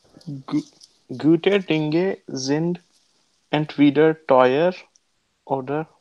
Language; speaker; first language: German; non-native, learner; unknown